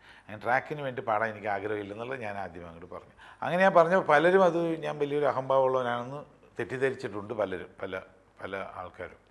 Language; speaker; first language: Malayalam; native; Malayalam